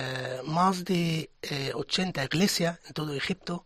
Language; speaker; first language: Spanish; non-native, fluent; Arabic